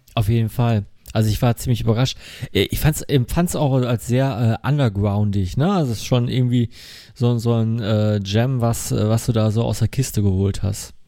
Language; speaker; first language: German; native; German